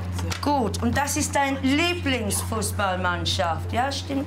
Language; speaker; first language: German; non-native, fluent; English